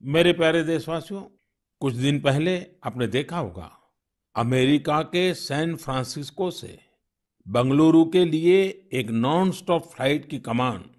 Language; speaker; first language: Hindi; non-native, local second language; Gujarati